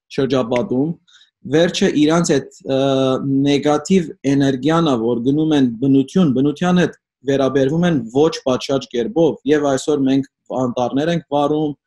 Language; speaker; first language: Armenian; early bilingual, heritage; Armenian